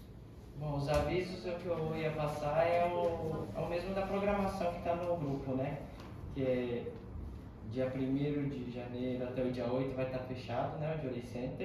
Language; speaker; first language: Portuguese; native; Portuguese